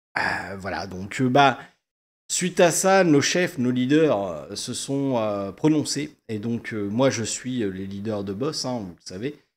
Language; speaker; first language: French; native; French